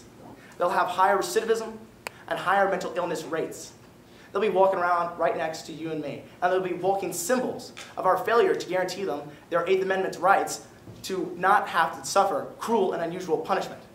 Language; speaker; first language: English; native; English